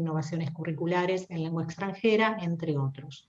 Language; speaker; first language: Spanish; native; Spanish